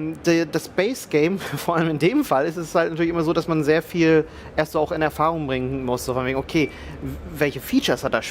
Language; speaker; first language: German; native; German